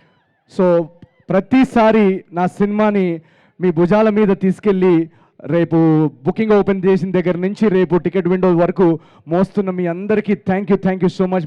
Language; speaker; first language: Telugu; native; Telugu